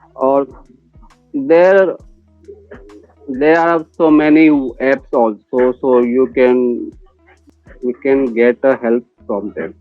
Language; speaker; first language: English; non-native, learner; Hindi